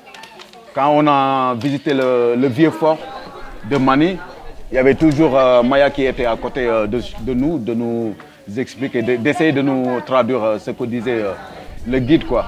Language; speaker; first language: French; non-native, local second language; Wolof